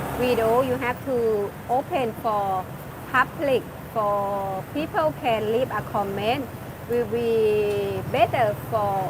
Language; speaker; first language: English; non-native, learner; Thai